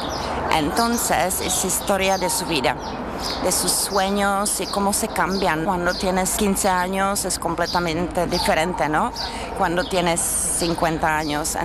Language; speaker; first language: Spanish; non-native, fluent; Czech